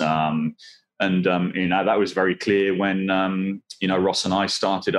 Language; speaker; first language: English; native; English